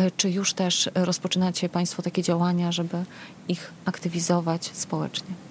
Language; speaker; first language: Polish; native; Polish